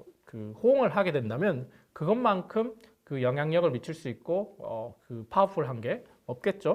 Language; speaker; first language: Korean; native; Korean